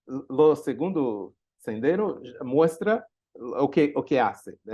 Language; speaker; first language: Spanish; non-native, learner; Portuguese